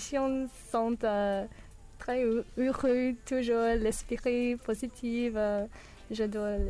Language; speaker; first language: French; non-native, learner; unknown